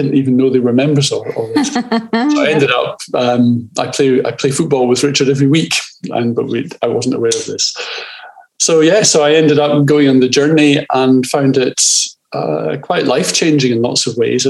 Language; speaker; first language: English; native; English